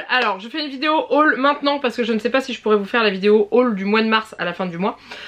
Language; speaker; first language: French; native; French